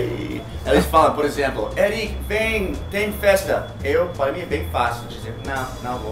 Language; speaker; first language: Portuguese; non-native, learner; English